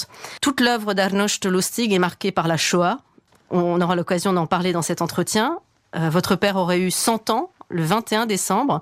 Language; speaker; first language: French; native; French